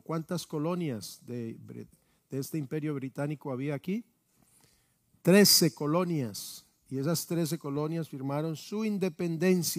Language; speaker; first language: Spanish; native; Spanish